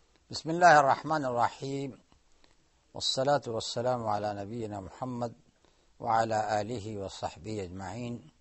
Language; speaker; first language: Arabic; non-native, fluent; Urdu